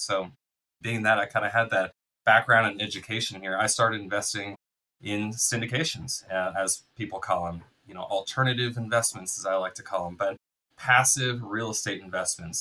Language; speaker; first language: English; native; English